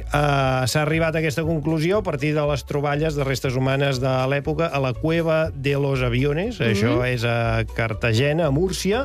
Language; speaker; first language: Catalan; native; Catalan